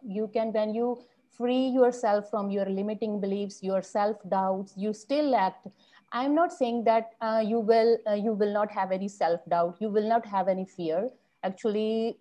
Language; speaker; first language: English; non-native, local second language; Punjabi